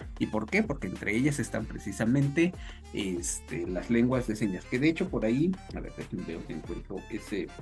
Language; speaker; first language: Spanish; native; Spanish